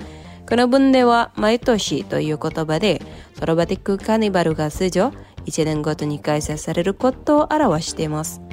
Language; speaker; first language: Japanese; non-native, fluent; Indonesian